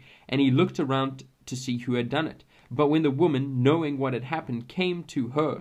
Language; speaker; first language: English; native; English